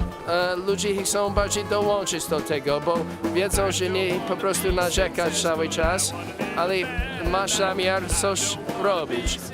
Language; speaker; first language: Polish; non-native, fluent; English